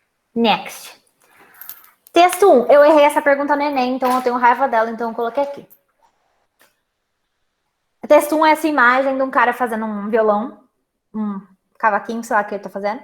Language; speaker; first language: Portuguese; native; Portuguese